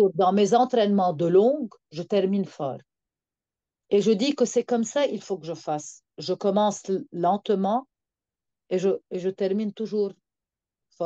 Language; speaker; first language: French; non-native, local second language; Arabic